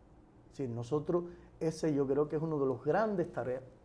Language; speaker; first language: Spanish; native; Spanish